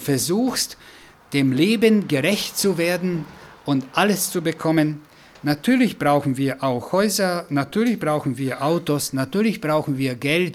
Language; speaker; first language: German; non-native, fluent; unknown